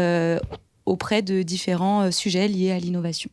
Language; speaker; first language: French; native; French